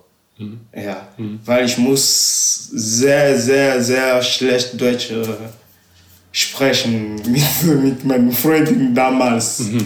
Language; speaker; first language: German; non-native, learner; Ewe